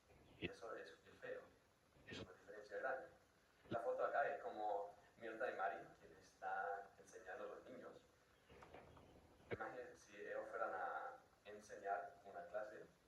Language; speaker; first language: Spanish; non-native, fluent; English